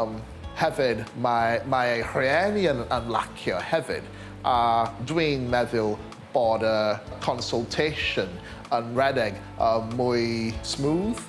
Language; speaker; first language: Welsh; non-native, learner; English